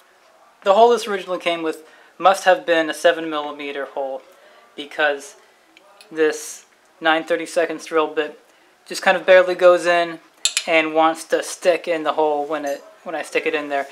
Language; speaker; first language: English; native; English